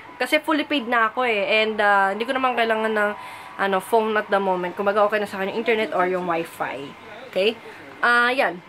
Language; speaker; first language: Filipino; early bilingual, heritage; Filipino